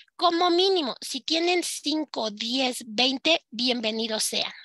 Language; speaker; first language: Spanish; native; Spanish